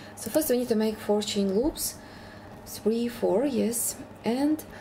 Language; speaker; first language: English; non-native, fluent; Ukrainian